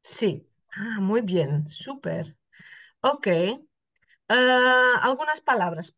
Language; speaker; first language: Spanish; non-native, fluent; Dutch